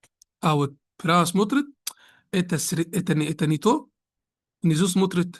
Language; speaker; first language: Russian; non-native, fluent; Arabic